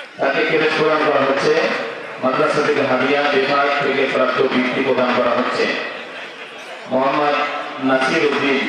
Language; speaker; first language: Bangla; native; Bangla